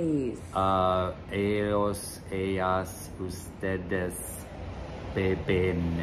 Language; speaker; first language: Spanish; non-native, learner; English